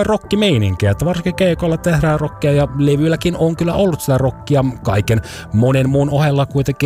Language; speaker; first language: Finnish; native; Finnish